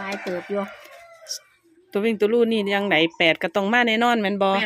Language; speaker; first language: Thai; native; Thai